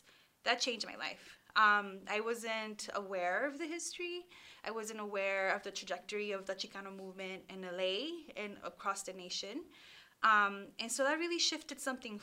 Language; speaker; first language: English; early bilingual, other home language; Spanish